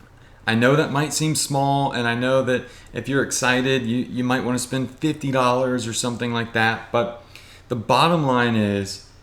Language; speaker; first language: English; native; English